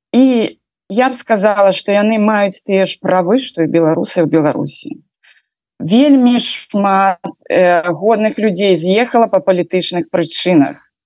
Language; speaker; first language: Belarusian; native; Belarusian